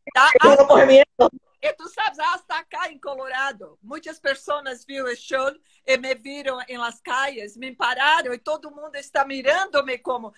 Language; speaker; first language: Spanish; non-native, fluent; Portuguese